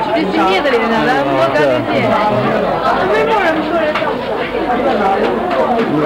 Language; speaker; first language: Russian; non-native, learner; Chinese